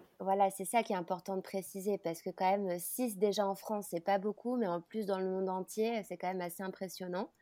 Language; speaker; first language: French; native; French